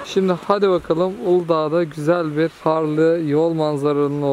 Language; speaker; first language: Turkish; native; Turkish